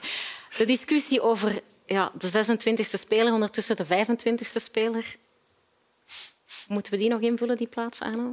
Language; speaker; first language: Dutch; native; Dutch